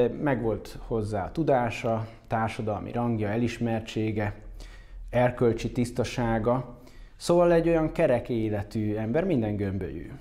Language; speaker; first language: Hungarian; native; Hungarian